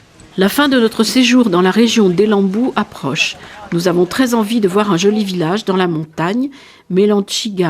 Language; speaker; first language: French; native; French